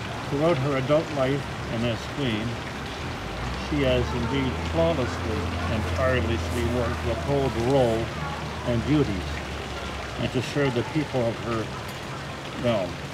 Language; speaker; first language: English; native; English